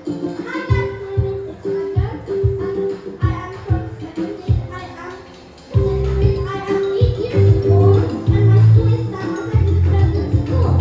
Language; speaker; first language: English; non-native, learner; Indonesian